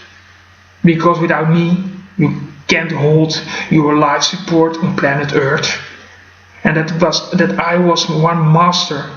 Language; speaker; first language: English; non-native, fluent; Dutch